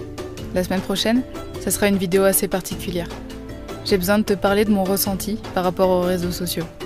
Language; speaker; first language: French; native; French